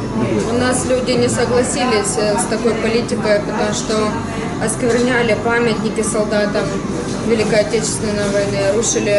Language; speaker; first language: Russian; native; Russian